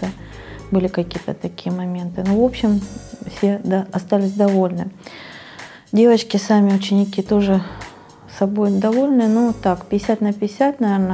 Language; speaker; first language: Russian; native; Russian